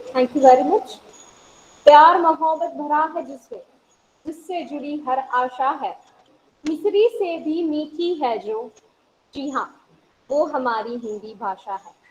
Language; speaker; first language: Hindi; non-native, local second language; Gujarati